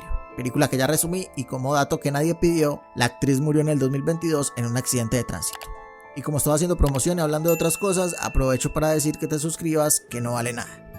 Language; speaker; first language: Spanish; native; Spanish